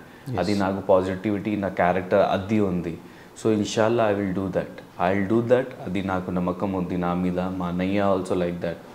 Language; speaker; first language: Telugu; non-native, learner; Hindi